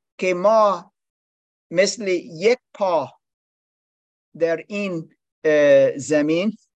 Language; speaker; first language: Persian; non-native, learner; English